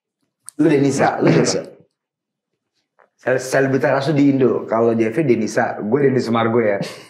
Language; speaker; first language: Indonesian; native; Indonesian